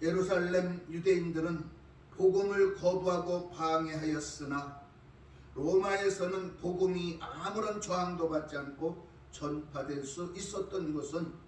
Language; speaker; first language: Korean; native; Korean